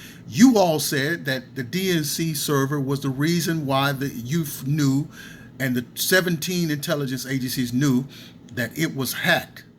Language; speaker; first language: English; native; English